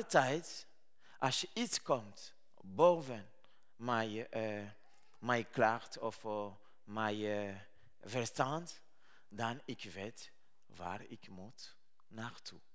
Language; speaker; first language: Dutch; non-native, learner; Rundi